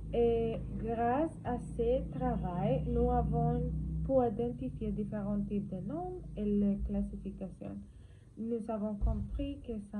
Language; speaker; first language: French; non-native, learner; Spanish